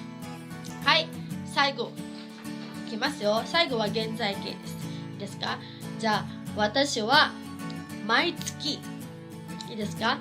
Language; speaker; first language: Japanese; non-native, fluent; Cebuano